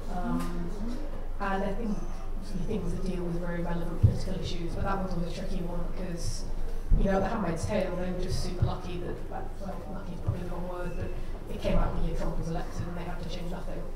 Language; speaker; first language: English; native; English